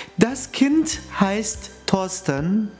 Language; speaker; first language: German; non-native, fluent; Turkish